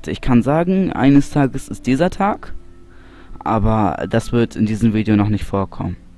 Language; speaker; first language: German; native; German